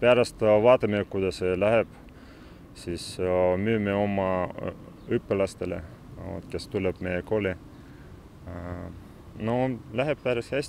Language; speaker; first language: Estonian; non-native, local second language; Russian